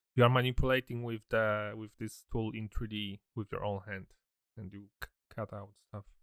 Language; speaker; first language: English; non-native, fluent; Polish